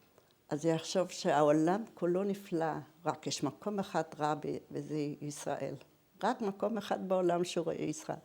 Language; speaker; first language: Hebrew; early bilingual, other home language; German